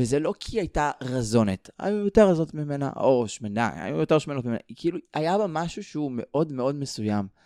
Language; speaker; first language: Hebrew; native; Hebrew